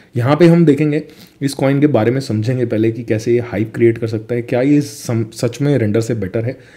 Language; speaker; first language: Hindi; native; Hindi